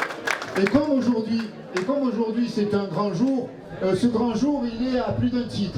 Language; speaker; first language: French; native; French